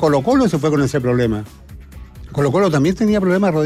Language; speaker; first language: Spanish; native; Spanish